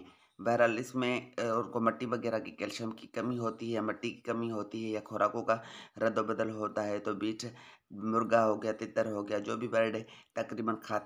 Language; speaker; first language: Hindi; non-native, local second language; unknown